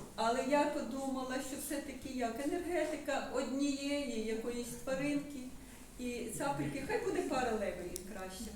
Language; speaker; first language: Ukrainian; native; Ukrainian